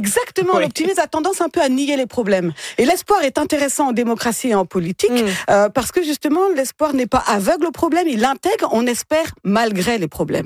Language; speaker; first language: French; native; French